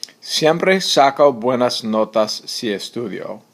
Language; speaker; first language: Spanish; non-native, fluent; English